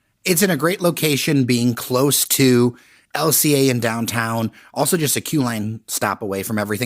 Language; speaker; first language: English; native; English